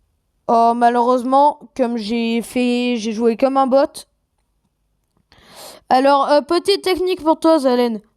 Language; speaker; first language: French; native; French